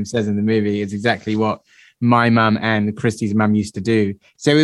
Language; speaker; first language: English; native; English